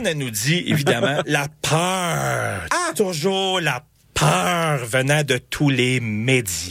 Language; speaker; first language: French; native; French